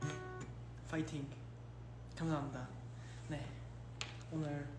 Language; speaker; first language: Korean; early bilingual, heritage; English